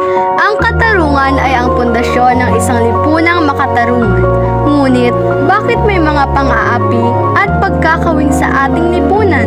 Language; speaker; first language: Filipino; native; Filipino